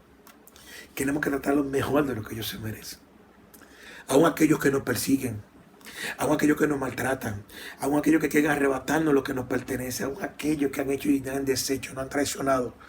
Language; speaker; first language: Spanish; native; Spanish